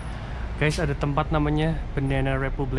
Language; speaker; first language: Indonesian; native; Indonesian